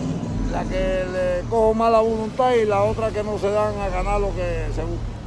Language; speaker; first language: Spanish; native; Spanish